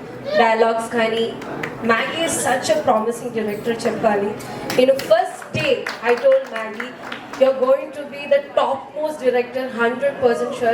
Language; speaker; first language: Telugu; non-native, fluent; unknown